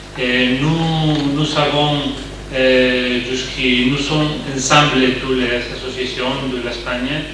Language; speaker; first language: French; non-native, learner; Spanish